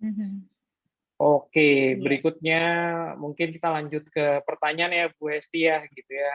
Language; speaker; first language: Indonesian; native; Indonesian